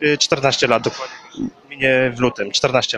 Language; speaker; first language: Polish; native; Polish